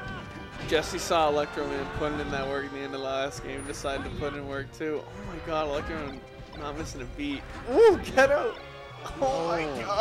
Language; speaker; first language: English; native; English